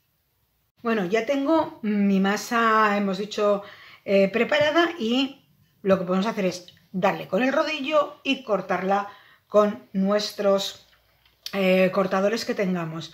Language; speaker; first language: Spanish; native; Spanish